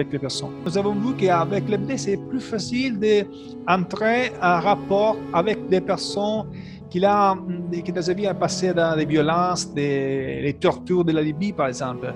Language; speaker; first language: French; non-native, learner; Italian